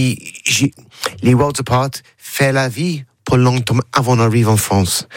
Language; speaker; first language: French; non-native, learner; English